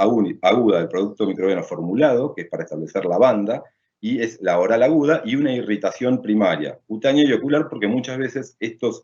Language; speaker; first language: Spanish; native; Spanish